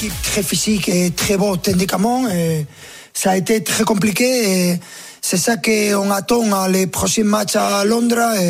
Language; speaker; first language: French; non-native, fluent; Spanish